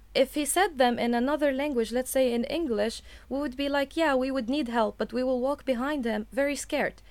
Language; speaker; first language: English; non-native, fluent; Arabic